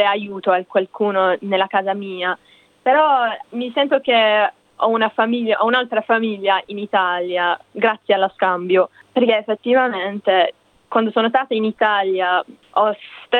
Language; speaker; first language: Italian; non-native, fluent; English